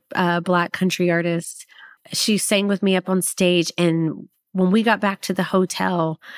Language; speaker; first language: English; native; English